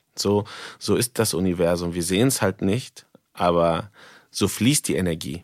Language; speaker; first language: German; non-native, fluent; Spanish